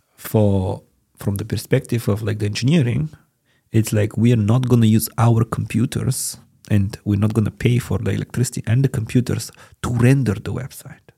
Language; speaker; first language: English; non-native, fluent; Bulgarian